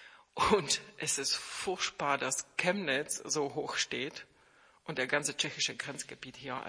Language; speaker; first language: German; non-native, fluent; Czech